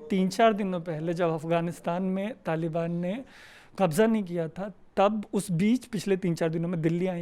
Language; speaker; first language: Hindi; native; Hindi